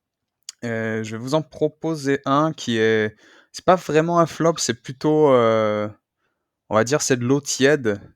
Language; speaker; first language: French; native; French